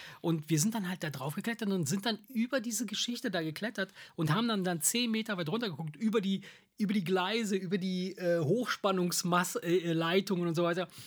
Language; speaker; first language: German; early bilingual, other home language; Italian